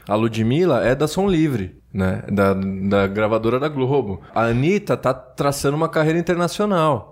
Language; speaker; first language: Portuguese; native; Portuguese